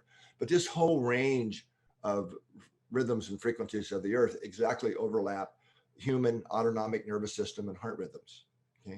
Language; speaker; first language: English; native; English